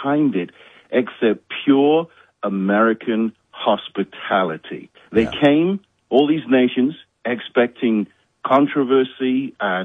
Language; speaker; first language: English; native; English